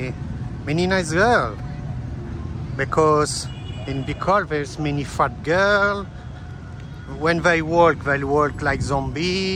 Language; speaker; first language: English; non-native, learner; Dutch